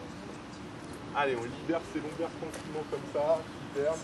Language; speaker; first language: French; native; French